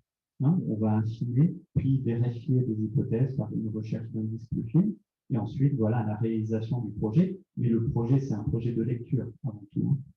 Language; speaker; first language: French; native; French